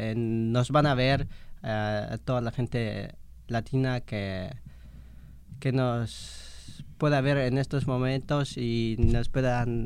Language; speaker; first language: Spanish; non-native, local second language; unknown